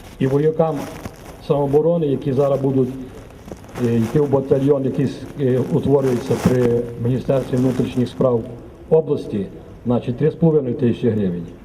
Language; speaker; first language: Ukrainian; native; Ukrainian